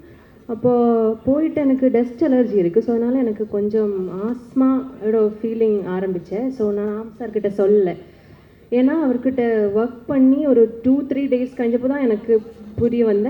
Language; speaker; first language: Tamil; non-native, learner; Malayalam